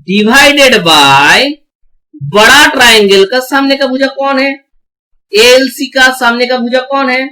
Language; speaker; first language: Hindi; non-native, local second language; Bangla